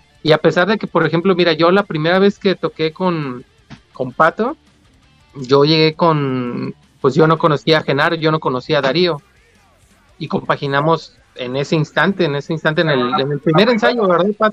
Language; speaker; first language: Spanish; native; Spanish